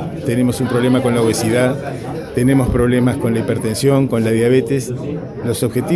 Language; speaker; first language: Spanish; native; Spanish